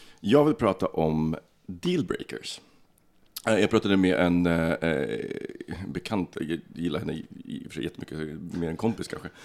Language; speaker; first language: Swedish; early bilingual, other home language; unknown